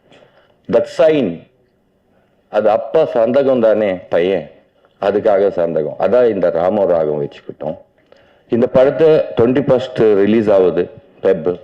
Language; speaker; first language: Tamil; non-native, learner; Telugu